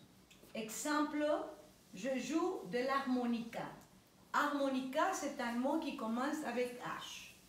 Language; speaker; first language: French; non-native, fluent; Spanish